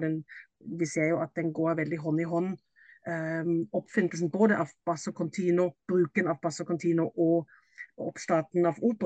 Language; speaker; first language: Norwegian; non-native, fluent; German